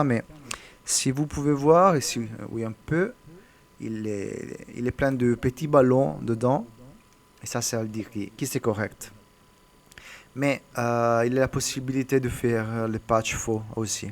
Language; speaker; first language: French; non-native, learner; Italian